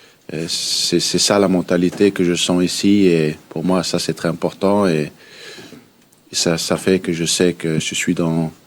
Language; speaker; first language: French; early bilingual, heritage; Danish